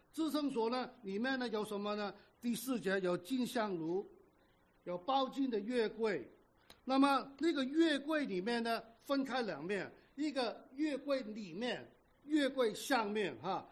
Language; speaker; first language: Chinese; native; Chinese